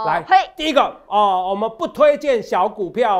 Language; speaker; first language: Chinese; native; Chinese